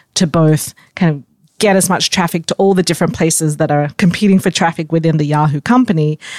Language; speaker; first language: English; native; English